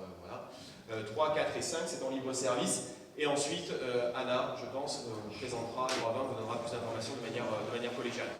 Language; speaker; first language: French; native; French